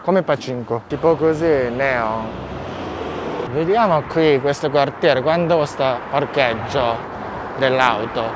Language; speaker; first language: Italian; non-native, fluent; Japanese